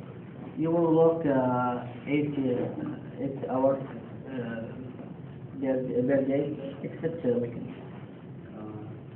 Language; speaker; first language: English; non-native, learner; Arabic